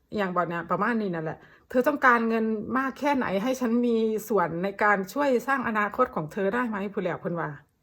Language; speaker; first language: Thai; native; Thai